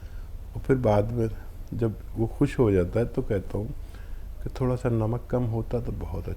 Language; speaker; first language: Hindi; native; Hindi